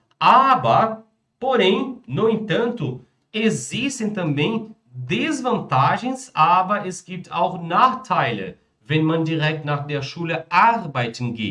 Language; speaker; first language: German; non-native, fluent; Portuguese